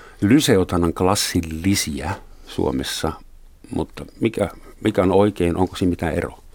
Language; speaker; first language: Finnish; non-native, fluent; German